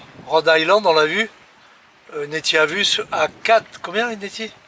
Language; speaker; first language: French; native; French